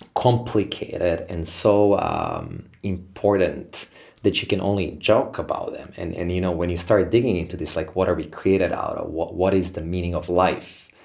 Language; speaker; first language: English; non-native, fluent; Serbian